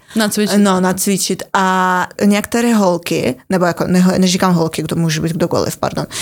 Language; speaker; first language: Czech; non-native, fluent; Russian